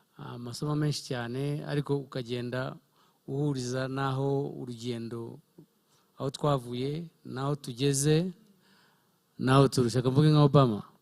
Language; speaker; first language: Kinyarwanda; early bilingual, heritage; Kinyarwanda